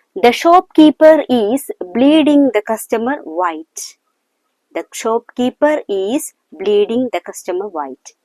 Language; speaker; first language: English; non-native, local second language; Malayalam